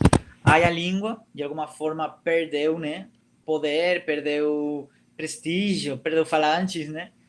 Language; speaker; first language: Portuguese; non-native, fluent; Catalan